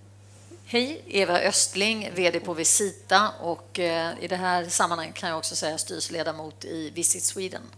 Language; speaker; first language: Swedish; native; Swedish